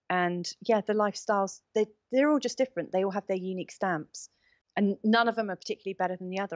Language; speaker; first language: English; native; English